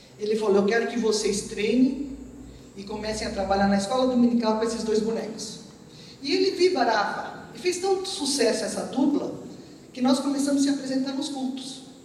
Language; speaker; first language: Portuguese; early bilingual, other home language; Armenian